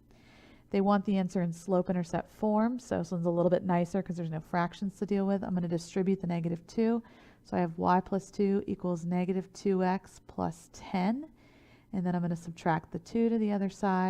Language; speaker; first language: English; native; English